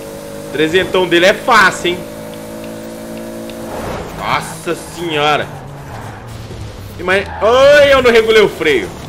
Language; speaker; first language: Portuguese; native; Portuguese